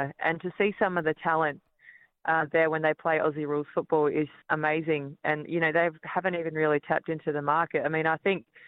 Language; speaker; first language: English; native; English